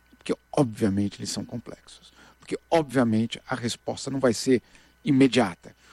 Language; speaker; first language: Portuguese; native; Portuguese